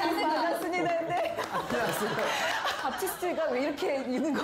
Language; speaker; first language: Korean; native; Korean